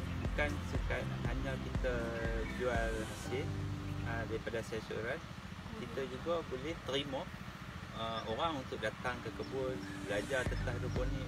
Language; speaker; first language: Malay; native; Malay